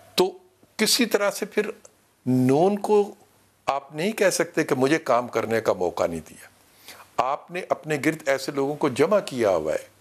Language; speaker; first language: Urdu; non-native, local second language; Punjabi